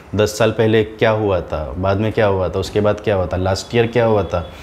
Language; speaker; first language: Hindi; non-native, local second language; Marathi